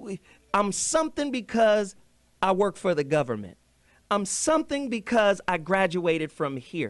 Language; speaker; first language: English; native; English